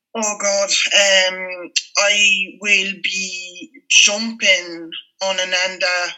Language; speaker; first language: English; non-native, fluent; French